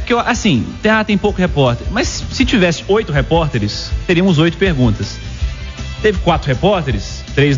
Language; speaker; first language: Portuguese; native; Portuguese